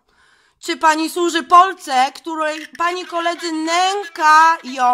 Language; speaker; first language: Polish; native; Polish